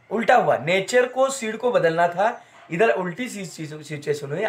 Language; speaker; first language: Hindi; non-native, local second language; Marathi